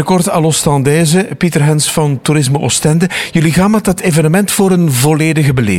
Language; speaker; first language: Dutch; native; Dutch